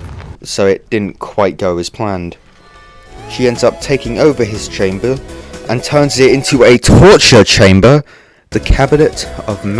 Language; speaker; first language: English; native; English